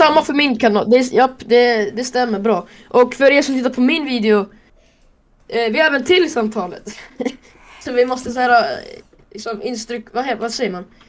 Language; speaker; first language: Swedish; native; Swedish